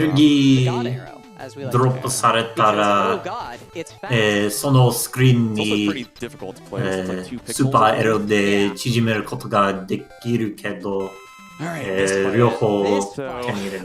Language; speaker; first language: Japanese; non-native, learner; English